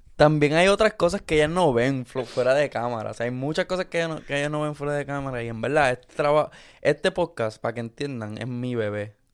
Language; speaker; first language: Spanish; early bilingual, other home language; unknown